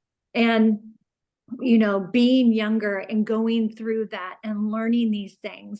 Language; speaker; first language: English; native; English